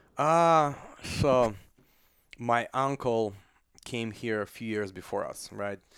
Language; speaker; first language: English; non-native, fluent; Russian